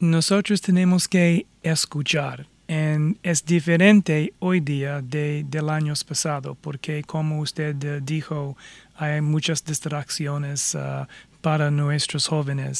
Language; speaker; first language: Spanish; non-native, fluent; English